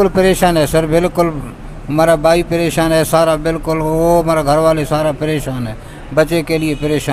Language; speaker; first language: Hindi; non-native, local second language; Baluchi